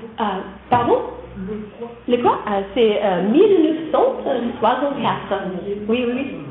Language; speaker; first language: French; non-native, learner; English